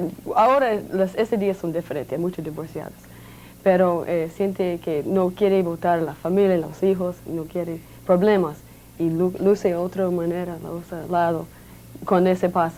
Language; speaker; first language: Spanish; non-native, learner; English